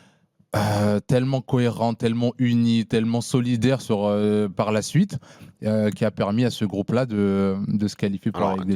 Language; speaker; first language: French; native; French